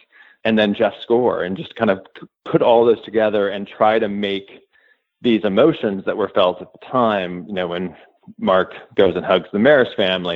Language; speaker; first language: English; native; English